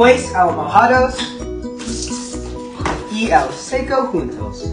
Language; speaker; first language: Spanish; non-native, learner; English